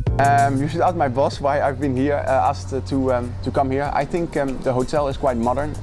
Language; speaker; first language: English; non-native, fluent; Dutch